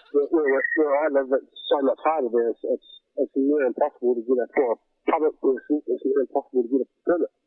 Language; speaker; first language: English; native; English